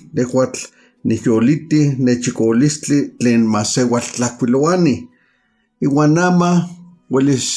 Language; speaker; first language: Spanish; non-native, local second language; Nahuatl languages